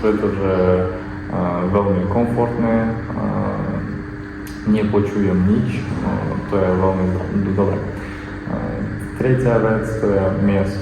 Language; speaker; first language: Slovak; non-native, learner; Kazakh